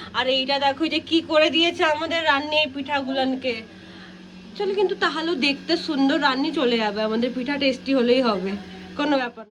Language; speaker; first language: Bangla; early bilingual, heritage; Bangla